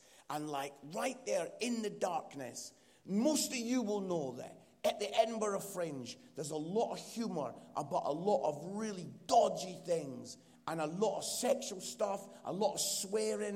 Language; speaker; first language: English; native; English